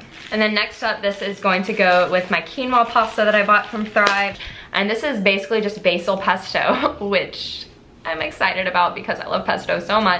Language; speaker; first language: English; native; English